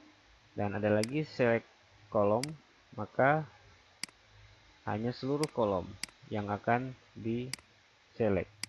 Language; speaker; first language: Indonesian; native; Indonesian